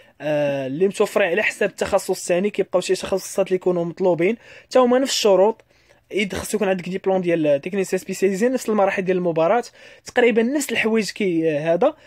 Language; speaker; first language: Arabic; native; Arabic